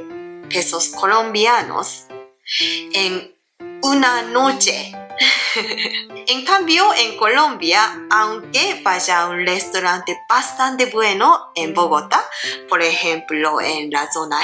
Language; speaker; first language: Spanish; non-native, learner; Japanese